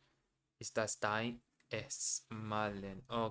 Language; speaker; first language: German; non-native, learner; English